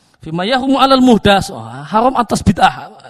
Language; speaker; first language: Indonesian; native; Indonesian